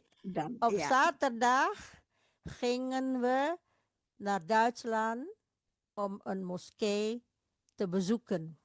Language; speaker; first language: Dutch; non-native, learner; Indonesian